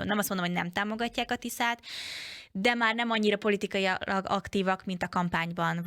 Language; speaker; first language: Hungarian; native; Hungarian